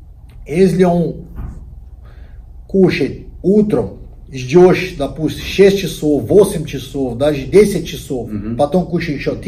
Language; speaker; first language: Russian; non-native, learner; Portuguese